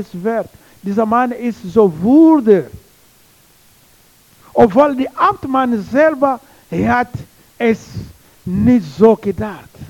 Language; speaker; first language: German; non-native, learner; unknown